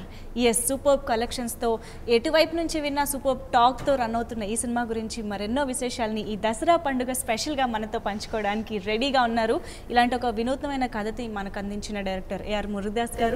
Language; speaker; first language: Telugu; native; Telugu